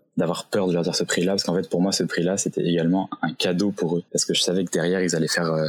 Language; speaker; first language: French; native; French